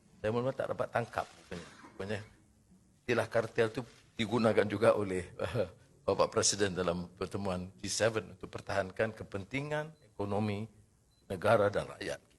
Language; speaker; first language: Malay; native; Malay